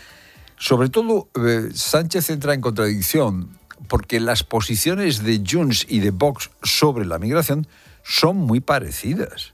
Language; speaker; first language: Spanish; native; Spanish